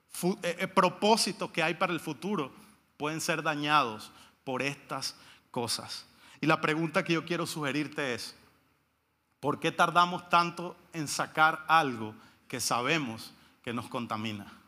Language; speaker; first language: Spanish; native; Spanish